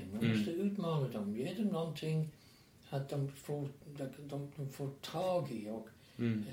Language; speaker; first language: Swedish; non-native, fluent; English